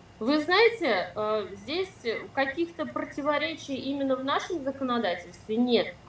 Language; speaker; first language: Russian; native; Russian